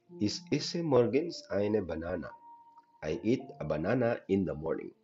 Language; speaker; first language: English; non-native, learner; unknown